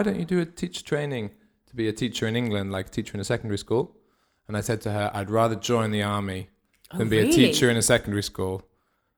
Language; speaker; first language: English; native; English